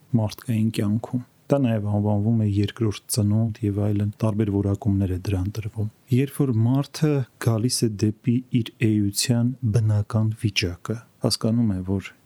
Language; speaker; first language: Armenian; native; Armenian